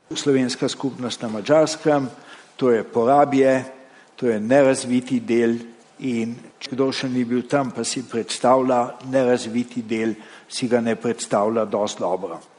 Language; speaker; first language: Slovenian; native; Slovenian